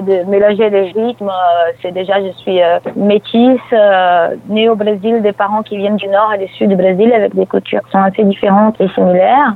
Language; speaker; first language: French; non-native, fluent; Portuguese